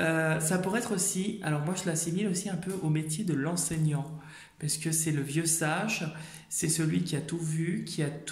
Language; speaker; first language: French; native; French